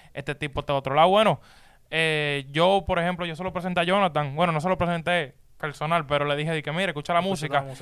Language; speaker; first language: Spanish; native; Spanish